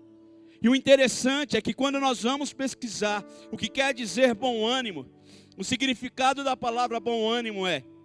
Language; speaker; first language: Portuguese; native; Portuguese